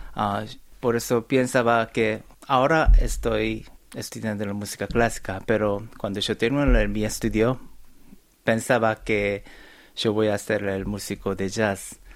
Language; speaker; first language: Spanish; non-native, fluent; Korean